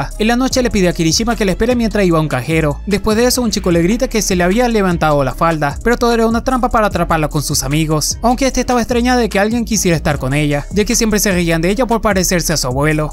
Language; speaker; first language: Spanish; native; Spanish